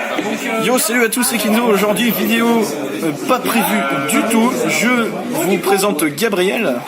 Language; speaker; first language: French; native; French